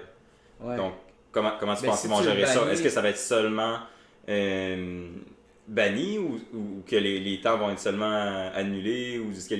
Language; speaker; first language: French; native; French